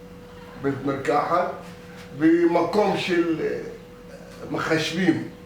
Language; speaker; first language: Hebrew; non-native, local second language; Arabic